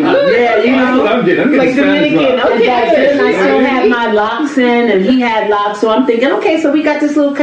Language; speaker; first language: English; native; English